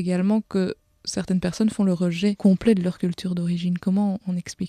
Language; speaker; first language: French; native; French